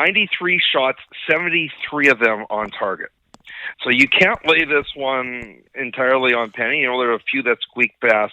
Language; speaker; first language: English; native; English